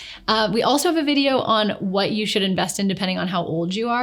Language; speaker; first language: English; native; English